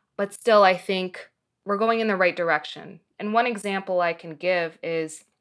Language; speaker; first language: English; early bilingual, other home language; Arabic